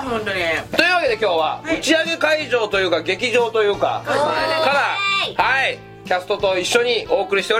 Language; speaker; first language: Japanese; native; Japanese